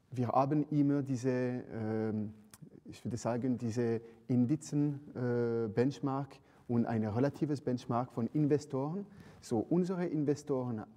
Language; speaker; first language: German; non-native, fluent; French